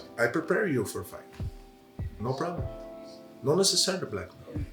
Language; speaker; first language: English; non-native, learner; Portuguese